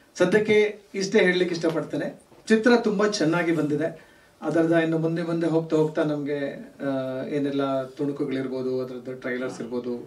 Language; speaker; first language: Kannada; native; Kannada